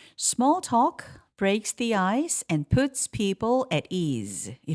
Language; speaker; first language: English; non-native, fluent; Korean